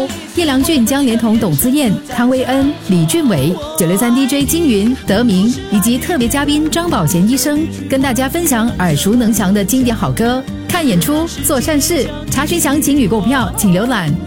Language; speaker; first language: Chinese; native; Chinese